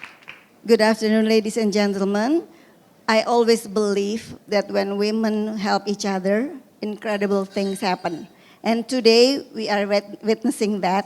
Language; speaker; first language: English; non-native, fluent; Indonesian